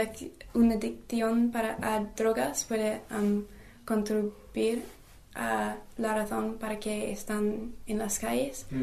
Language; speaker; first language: Spanish; non-native, learner; English